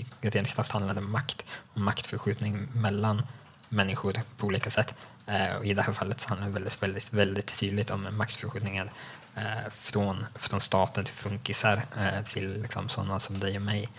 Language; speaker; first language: Swedish; native; Swedish